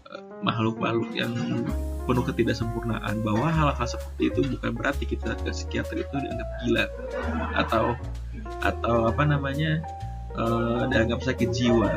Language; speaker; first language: Indonesian; native; Indonesian